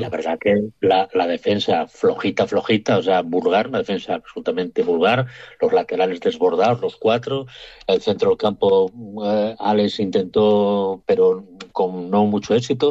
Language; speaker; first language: Spanish; native; Spanish